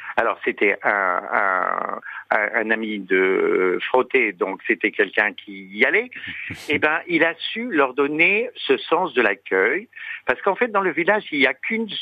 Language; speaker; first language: French; native; French